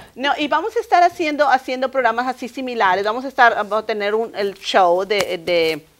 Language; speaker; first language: Spanish; early bilingual, heritage; Spanish